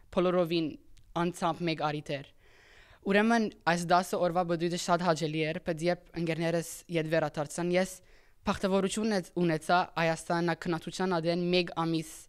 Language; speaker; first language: Armenian; early bilingual, heritage; Armenian